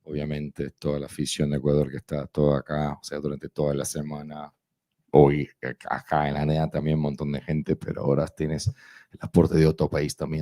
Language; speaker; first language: Spanish; native; Spanish